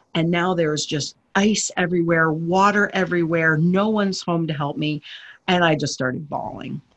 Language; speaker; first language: English; native; English